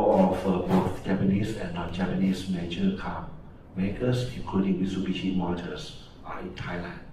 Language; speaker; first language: English; non-native, fluent; Thai